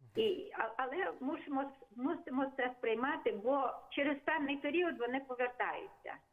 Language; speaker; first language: Ukrainian; non-native, local second language; Hungarian